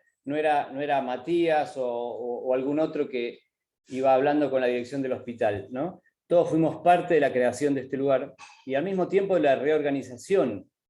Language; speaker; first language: Spanish; native; Spanish